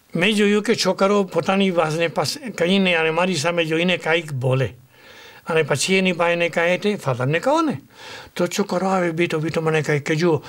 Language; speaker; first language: Gujarati; non-native, fluent; Spanish